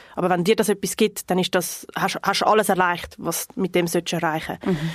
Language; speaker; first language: German; non-native, fluent; Portuguese